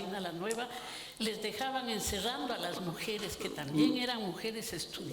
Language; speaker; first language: Spanish; native; Spanish